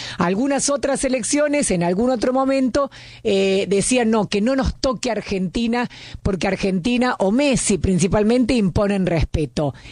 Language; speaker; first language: Spanish; native; Spanish